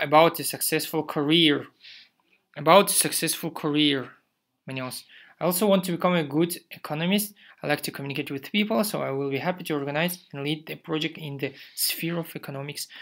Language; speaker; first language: English; non-native, fluent; Kazakh